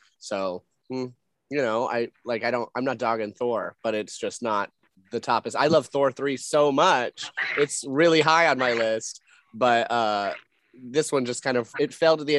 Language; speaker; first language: English; native; English